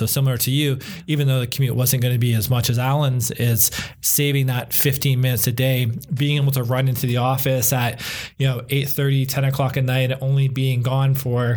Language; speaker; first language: English; native; English